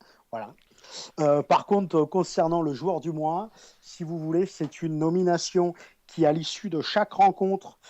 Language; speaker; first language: French; native; French